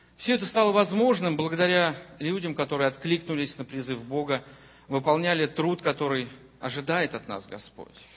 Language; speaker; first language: Russian; native; Russian